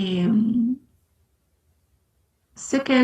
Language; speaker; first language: French; non-native, learner; Spanish